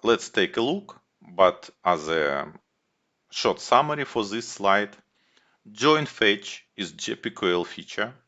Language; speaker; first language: English; non-native, fluent; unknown